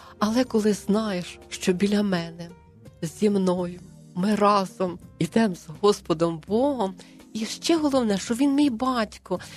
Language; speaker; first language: Ukrainian; native; Ukrainian